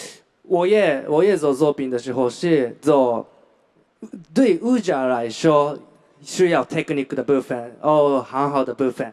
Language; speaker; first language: Chinese; non-native, learner; Japanese